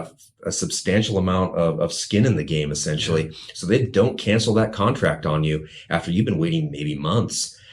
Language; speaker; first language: English; native; English